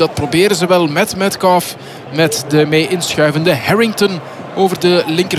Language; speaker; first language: Dutch; native; Dutch